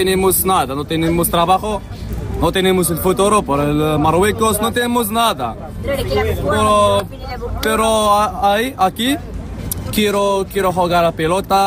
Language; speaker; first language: Spanish; non-native, learner; Arabic